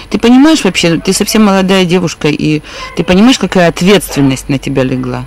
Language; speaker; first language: Russian; native; Russian